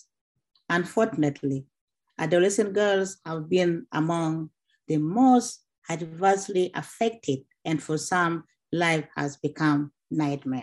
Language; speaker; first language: English; non-native, local second language; Acoli